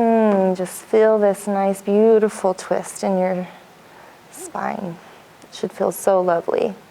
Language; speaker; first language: English; native; English